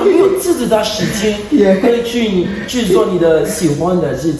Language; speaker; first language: Chinese; non-native, learner; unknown